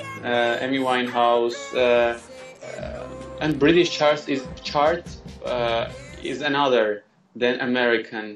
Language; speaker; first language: English; non-native, learner; Armenian